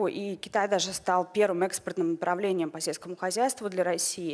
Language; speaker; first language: Russian; native; Russian